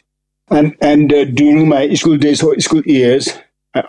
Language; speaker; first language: English; non-native, local second language; Sherpa